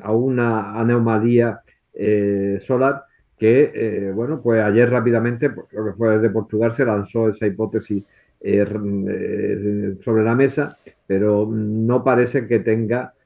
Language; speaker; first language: Spanish; native; Spanish